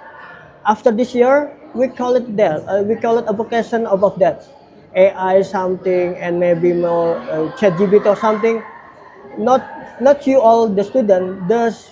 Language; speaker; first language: English; non-native, learner; Indonesian